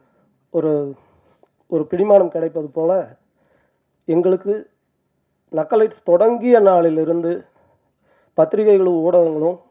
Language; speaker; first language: Tamil; native; Tamil